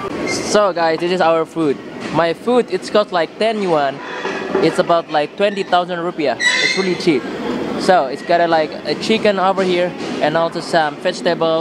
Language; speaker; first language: English; non-native, learner; Indonesian